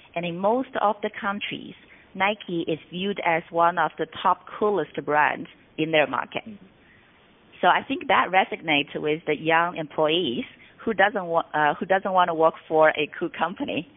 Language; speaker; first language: English; non-native, fluent; Chinese